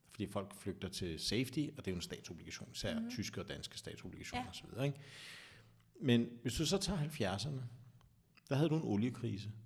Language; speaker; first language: Danish; native; Danish